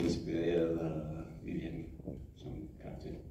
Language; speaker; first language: Danish; non-native, fluent; English